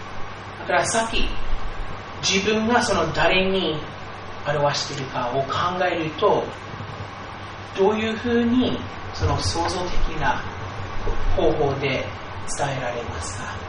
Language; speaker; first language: Japanese; non-native, fluent; English